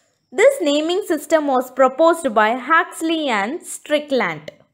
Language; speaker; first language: English; non-native, local second language; Tamil